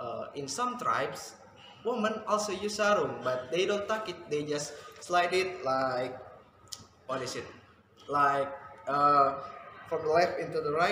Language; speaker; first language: English; non-native, fluent; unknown